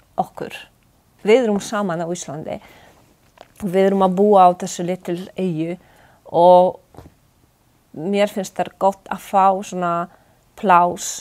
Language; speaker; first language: Icelandic; non-native, learner; Polish